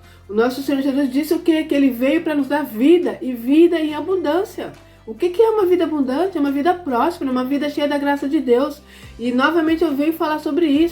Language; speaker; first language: Portuguese; native; Portuguese